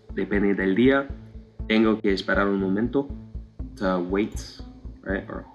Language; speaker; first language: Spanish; non-native, learner; English